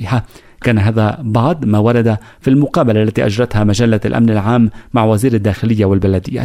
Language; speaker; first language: Arabic; native; Arabic